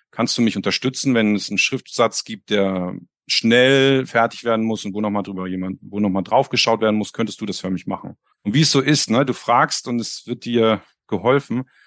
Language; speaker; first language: German; native; German